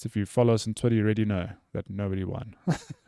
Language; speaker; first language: English; native; English